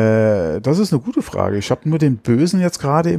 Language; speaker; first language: German; native; German